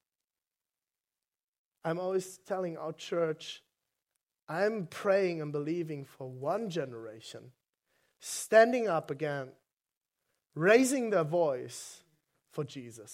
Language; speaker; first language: English; non-native, fluent; German